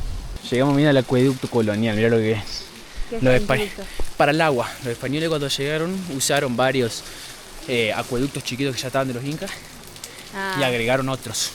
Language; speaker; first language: Spanish; native; Spanish